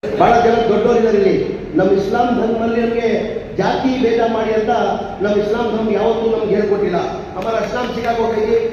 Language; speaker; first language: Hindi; native; Hindi